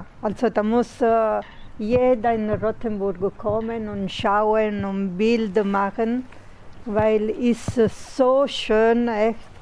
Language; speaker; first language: German; non-native, learner; Italian